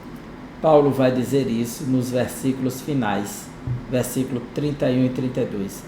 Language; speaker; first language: Portuguese; native; Portuguese